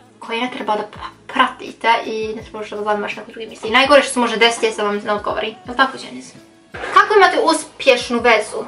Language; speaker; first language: Bosnian; early bilingual, heritage; Bosnian